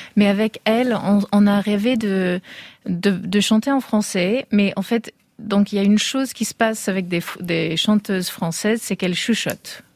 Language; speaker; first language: French; non-native, fluent; English